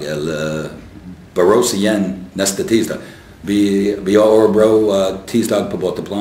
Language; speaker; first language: Swedish; non-native, fluent; English